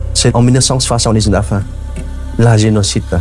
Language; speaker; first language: French; non-native, fluent; Khmer